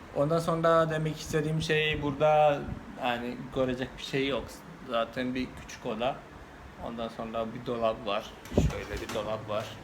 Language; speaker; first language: Turkish; non-native, fluent; Malayalam